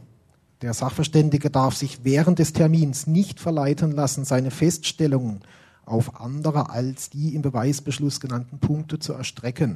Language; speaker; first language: German; native; German